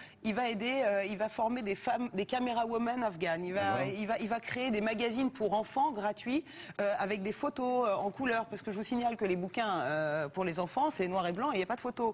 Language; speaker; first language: French; native; French